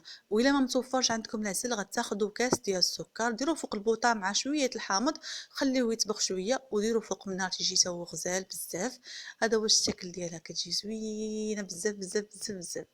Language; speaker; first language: Arabic; native; Arabic